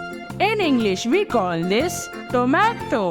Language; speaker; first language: English; non-native, local second language; Hindi